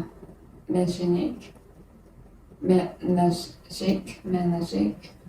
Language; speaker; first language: French; non-native, learner; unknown